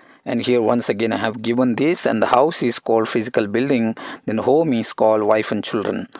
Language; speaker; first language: English; non-native, local second language; Telugu